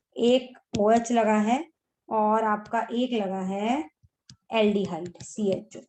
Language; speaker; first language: Hindi; native; Hindi